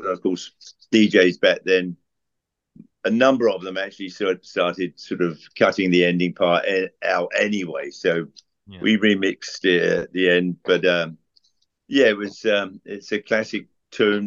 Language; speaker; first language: English; native; English